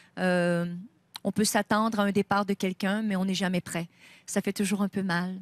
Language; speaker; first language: French; native; French